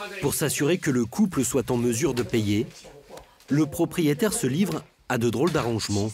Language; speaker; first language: French; native; French